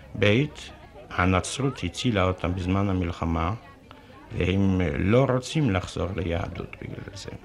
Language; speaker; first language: Hebrew; non-native, fluent; Yiddish